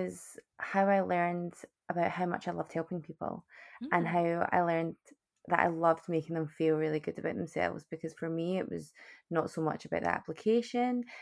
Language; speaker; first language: English; native; English